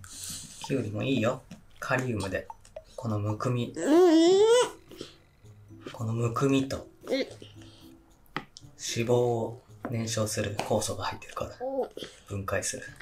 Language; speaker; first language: Japanese; native; Japanese